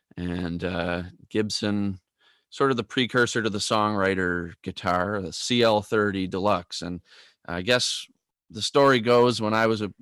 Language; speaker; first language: English; native; English